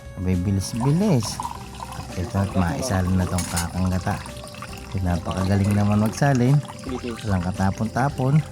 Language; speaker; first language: Filipino; non-native, local second language; Bikol